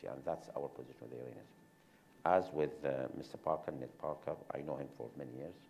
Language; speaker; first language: English; non-native, fluent; Arabic